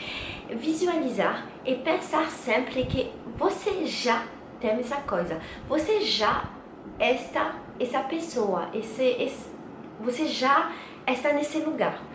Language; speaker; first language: Portuguese; non-native, learner; French